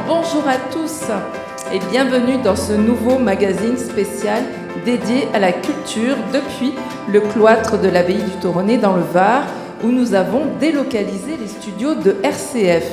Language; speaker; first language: French; native; French